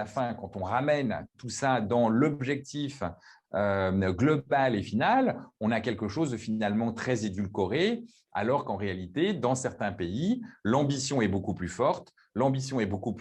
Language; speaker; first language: French; native; French